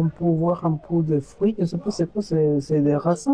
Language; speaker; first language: French; non-native, learner; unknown